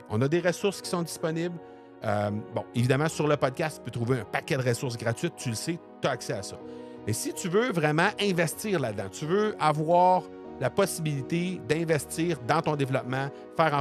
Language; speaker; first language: French; native; French